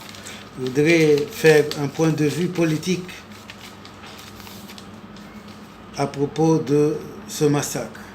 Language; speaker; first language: French; non-native, local second language; Arabic